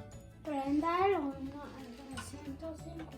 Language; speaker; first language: Spanish; early bilingual, heritage; English